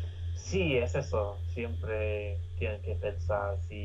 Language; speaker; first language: Spanish; non-native, fluent; English